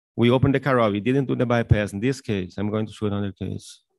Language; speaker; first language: English; non-native, fluent; Portuguese